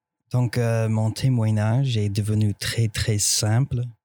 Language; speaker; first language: French; non-native, fluent; English